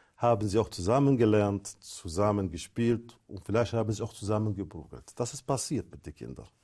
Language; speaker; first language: German; non-native, fluent; Arabic